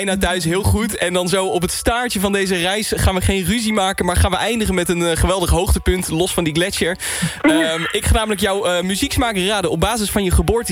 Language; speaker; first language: Dutch; native; Dutch